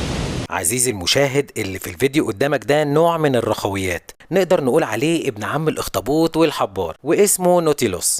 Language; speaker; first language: Arabic; native; Arabic